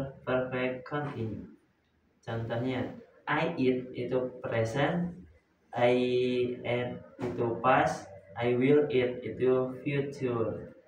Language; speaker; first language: English; non-native, learner; Indonesian